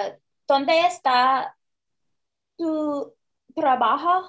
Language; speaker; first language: Spanish; non-native, learner; English